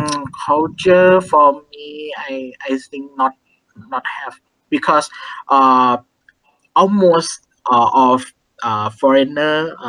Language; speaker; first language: English; non-native, learner; Thai